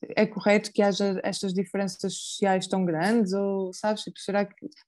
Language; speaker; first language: Portuguese; native; Portuguese